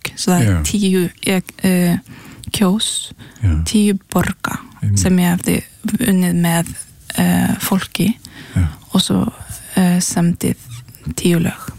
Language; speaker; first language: Icelandic; early bilingual, heritage; Icelandic